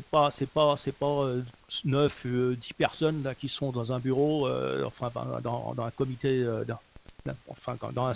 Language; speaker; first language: French; native; French